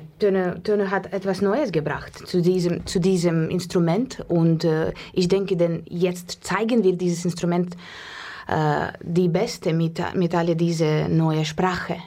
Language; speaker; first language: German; non-native, learner; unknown